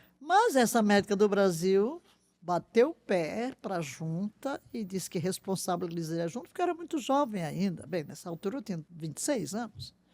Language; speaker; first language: Portuguese; native; Portuguese